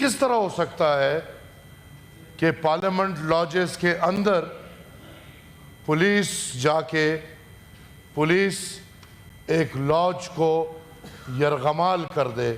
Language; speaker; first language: Urdu; non-native, local second language; Pashto